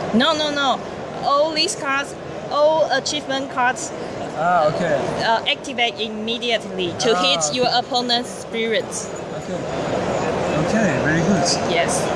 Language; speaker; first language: English; non-native, learner; Chinese